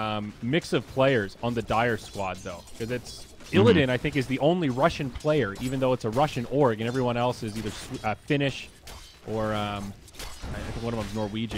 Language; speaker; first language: English; native; English